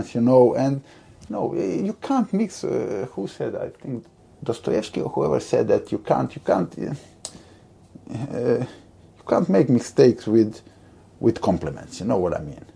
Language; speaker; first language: English; non-native, fluent; Croatian